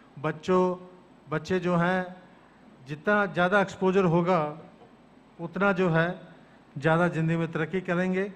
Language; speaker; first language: Hindi; native; Hindi